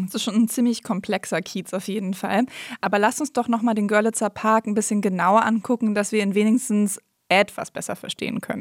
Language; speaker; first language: German; native; German